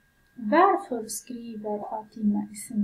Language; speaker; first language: Swedish; non-native, fluent; Pashto